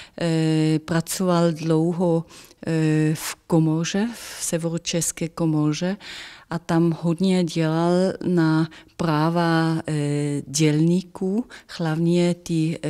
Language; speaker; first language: Czech; non-native, fluent; German